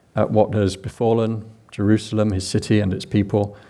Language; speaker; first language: English; native; English